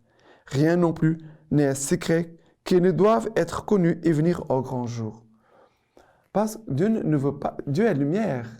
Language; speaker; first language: French; non-native, fluent; Portuguese